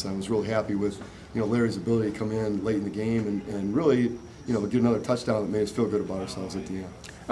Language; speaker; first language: English; native; English